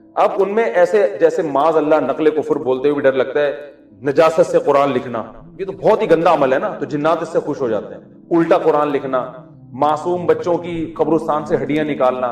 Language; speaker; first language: Urdu; native; Urdu